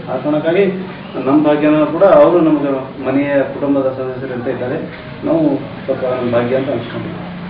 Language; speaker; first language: Kannada; non-native, local second language; Lambadi